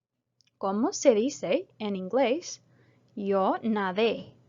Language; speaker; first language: Spanish; non-native, fluent; English